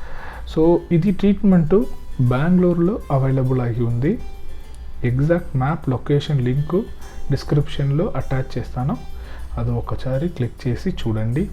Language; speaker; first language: Telugu; non-native, learner; Kannada